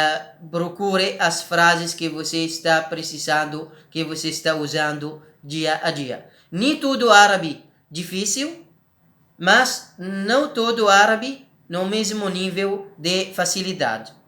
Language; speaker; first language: Portuguese; non-native, learner; Arabic